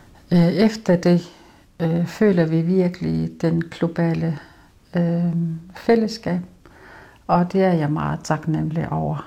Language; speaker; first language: Danish; non-native, local second language; Kalaallisut